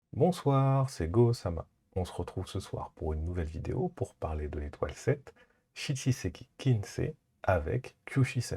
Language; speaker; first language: French; native; French